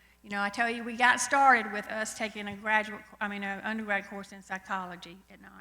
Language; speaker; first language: English; native; English